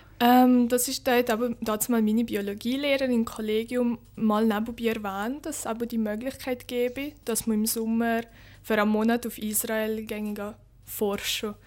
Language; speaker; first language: German; early bilingual, other home language; Bosnian